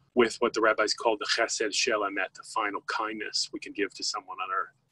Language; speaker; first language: English; native; English